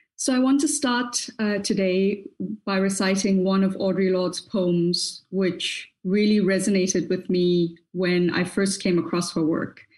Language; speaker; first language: English; native; English